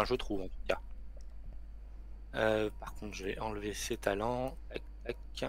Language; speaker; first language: French; native; French